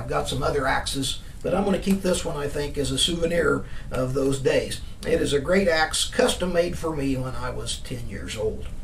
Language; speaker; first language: English; native; English